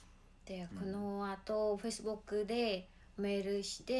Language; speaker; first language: Japanese; non-native, learner; Mongolian